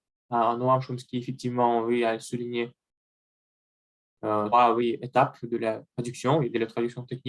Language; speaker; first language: French; non-native, learner; Russian